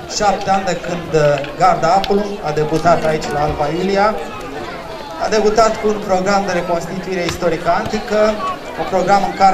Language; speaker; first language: Romanian; native; Romanian